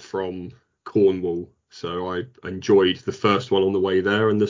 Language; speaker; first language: English; native; English